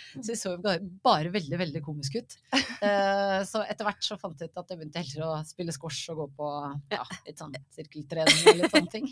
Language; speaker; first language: Norwegian; native; Norwegian